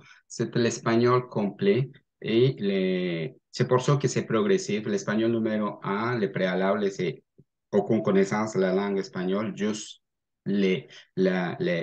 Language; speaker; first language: French; non-native, fluent; Spanish